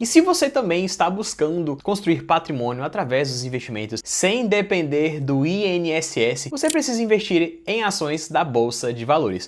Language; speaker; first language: Portuguese; native; Portuguese